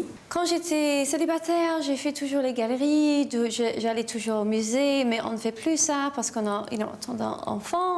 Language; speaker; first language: French; non-native, learner; English